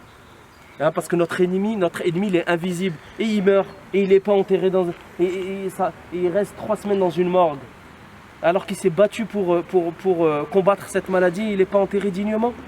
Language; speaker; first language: French; native; French